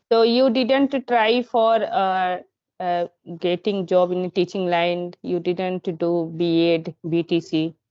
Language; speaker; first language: English; non-native, learner; Hindi